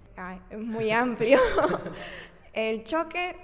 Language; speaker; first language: Spanish; early bilingual, other home language; Japanese